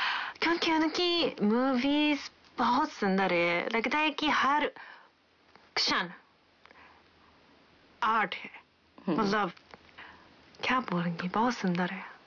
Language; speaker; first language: Hindi; non-native, fluent; Japanese